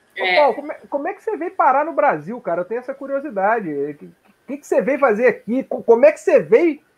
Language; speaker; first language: Portuguese; native; Portuguese